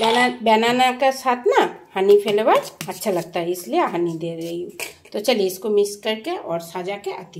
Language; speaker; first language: Hindi; non-native, local second language; Bangla